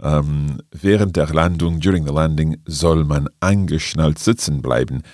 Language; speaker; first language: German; non-native, learner; English